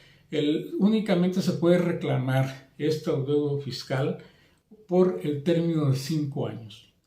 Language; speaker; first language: Spanish; native; Spanish